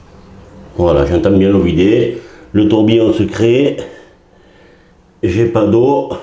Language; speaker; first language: French; native; French